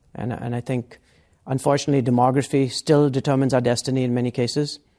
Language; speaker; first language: English; native; English